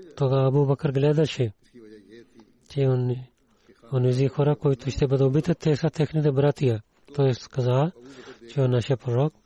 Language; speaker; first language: Bulgarian; non-native, learner; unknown